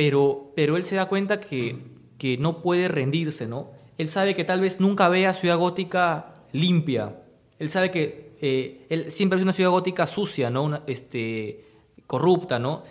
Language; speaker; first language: Spanish; native; Spanish